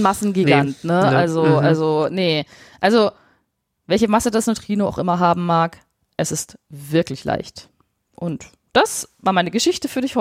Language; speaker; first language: German; native; German